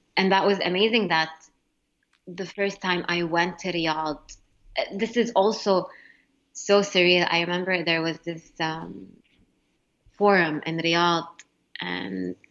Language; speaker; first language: English; non-native, fluent; Arabic